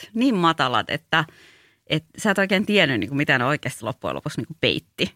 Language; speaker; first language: Finnish; early bilingual, other home language; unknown